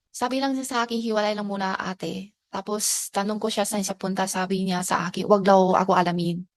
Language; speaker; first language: Filipino; non-native, learner; Chinese